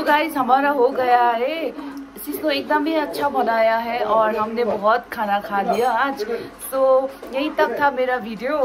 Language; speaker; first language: Hindi; non-native, local second language; Nepali